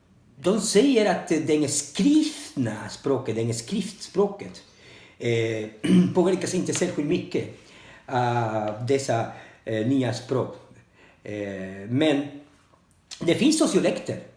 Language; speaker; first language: Swedish; non-native, learner; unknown